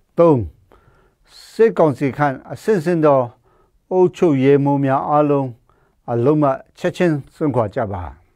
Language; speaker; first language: Burmese; non-native, local second language; Kachin